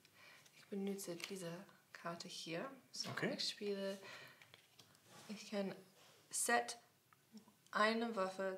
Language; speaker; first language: German; non-native, learner; English